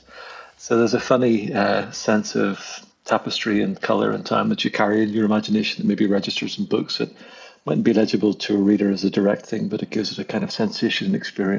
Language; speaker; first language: English; native; English